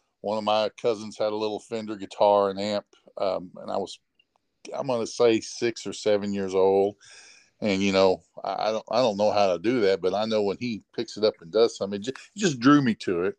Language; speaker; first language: English; native; English